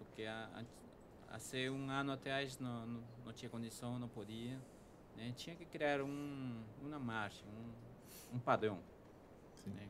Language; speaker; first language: Portuguese; non-native, fluent; Spanish